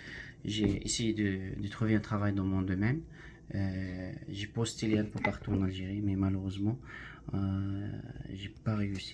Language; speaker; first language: French; non-native, learner; Arabic